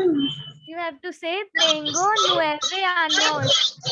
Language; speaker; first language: Spanish; non-native, learner; Hindi